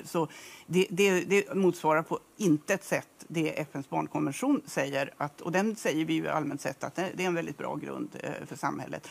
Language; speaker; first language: Swedish; native; Swedish